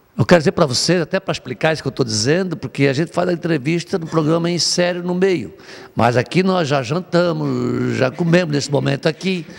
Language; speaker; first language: Portuguese; native; Portuguese